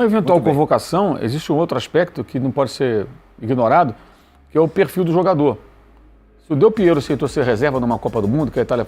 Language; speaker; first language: Portuguese; native; Portuguese